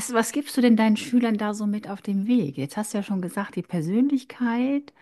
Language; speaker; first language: German; native; German